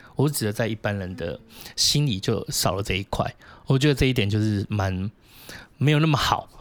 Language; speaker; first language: Chinese; native; Chinese